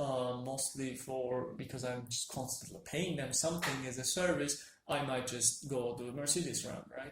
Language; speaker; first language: English; non-native, fluent; Turkish